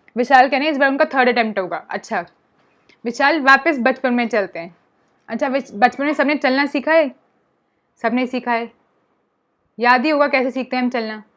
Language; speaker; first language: Hindi; non-native, local second language; Punjabi